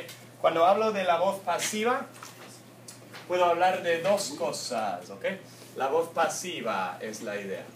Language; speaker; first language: Spanish; non-native, fluent; English